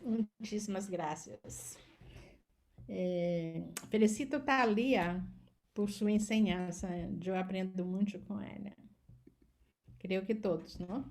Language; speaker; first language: Portuguese; non-native, learner; Spanish